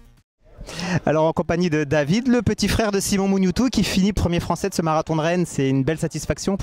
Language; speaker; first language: French; native; French